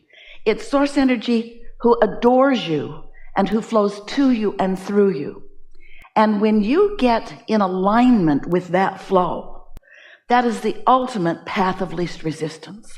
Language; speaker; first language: English; native; English